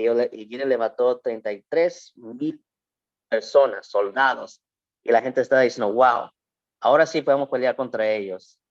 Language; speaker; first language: Spanish; early bilingual, heritage; Spanish